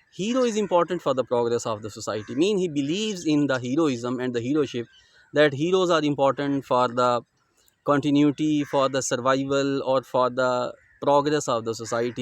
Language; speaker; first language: English; non-native, local second language; Urdu